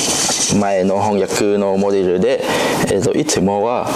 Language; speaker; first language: Japanese; non-native, learner; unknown